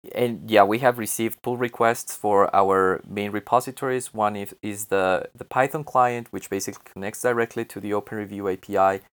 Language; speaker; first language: English; non-native, fluent; Spanish